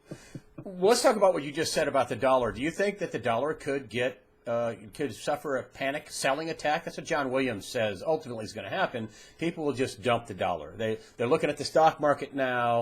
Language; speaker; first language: English; native; English